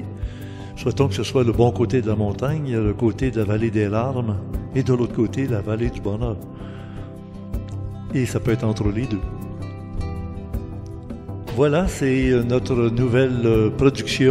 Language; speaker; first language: French; native; French